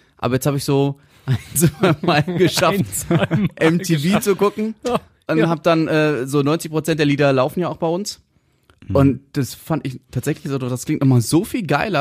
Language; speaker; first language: German; native; German